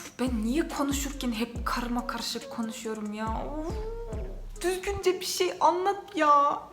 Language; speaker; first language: Turkish; non-native, fluent; Kyrgyz